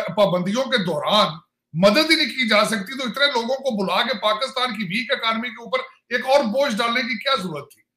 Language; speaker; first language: Urdu; non-native, local second language; Punjabi